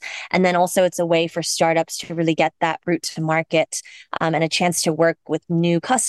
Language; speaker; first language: English; native; English